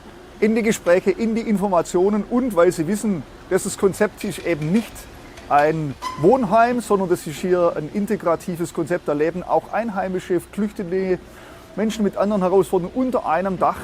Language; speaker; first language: German; native; German